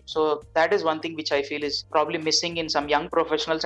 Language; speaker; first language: English; non-native, local second language; Telugu